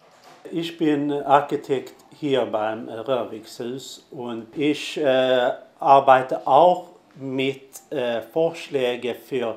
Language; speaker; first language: German; non-native, fluent; Swedish